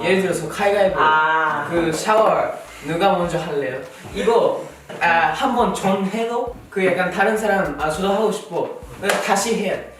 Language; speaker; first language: Korean; non-native, learner; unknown